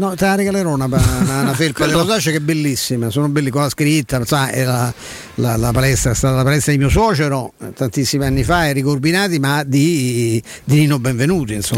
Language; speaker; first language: Italian; native; Italian